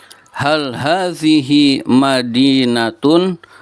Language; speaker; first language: Arabic; non-native, fluent; Indonesian